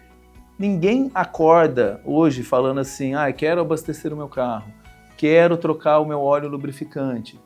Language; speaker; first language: Portuguese; native; Portuguese